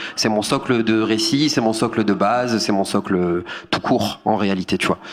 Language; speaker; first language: French; native; French